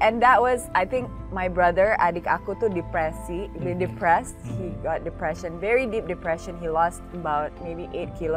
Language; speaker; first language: English; early bilingual, other home language; Indonesian